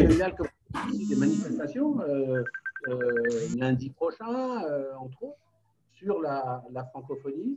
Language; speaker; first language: French; native; French